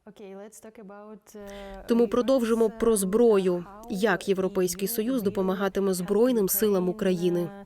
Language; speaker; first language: Ukrainian; native; Ukrainian